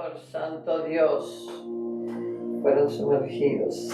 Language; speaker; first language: Spanish; native; Spanish